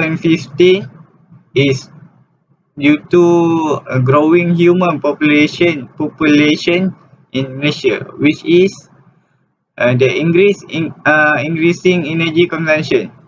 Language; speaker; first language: English; non-native, learner; Malay